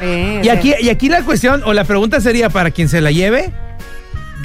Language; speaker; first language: Spanish; native; Spanish